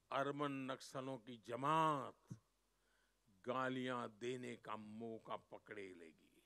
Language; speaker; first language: Hindi; non-native, local second language; Gujarati